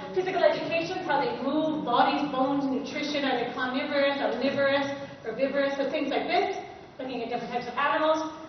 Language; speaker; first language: English; native; English